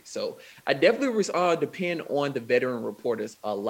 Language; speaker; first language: English; native; English